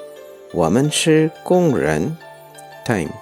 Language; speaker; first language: Chinese; non-native, fluent; Urdu